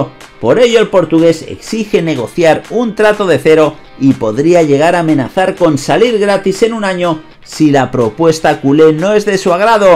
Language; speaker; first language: Spanish; native; Spanish